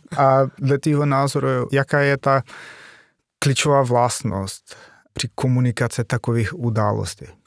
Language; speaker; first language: Czech; non-native, fluent; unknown